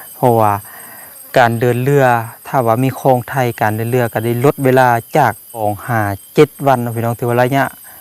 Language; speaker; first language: Thai; native; Thai